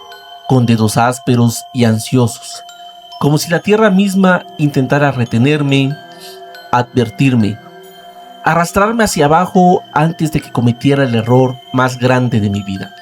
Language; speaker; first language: Spanish; native; Spanish